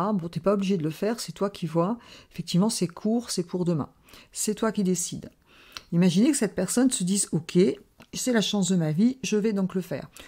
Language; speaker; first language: French; native; French